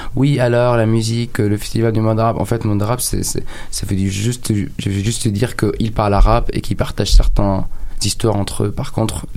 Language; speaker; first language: French; non-native, fluent; Arabic